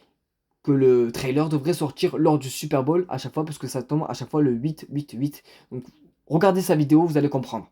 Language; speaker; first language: French; native; French